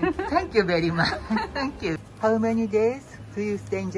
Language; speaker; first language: English; non-native, learner; Japanese